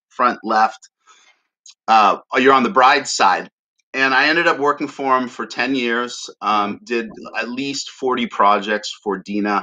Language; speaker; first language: English; native; English